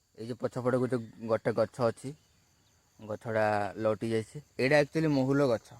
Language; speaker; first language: Odia; non-native, local second language; Santali